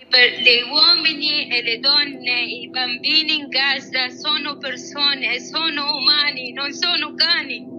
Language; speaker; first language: Italian; non-native, fluent; Arabic